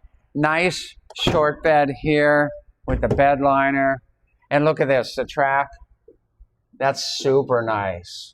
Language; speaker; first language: English; native; English